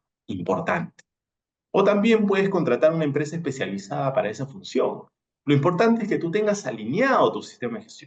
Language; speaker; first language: Spanish; native; Spanish